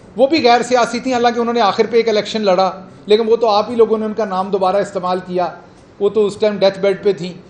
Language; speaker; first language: Urdu; non-native, local second language; Punjabi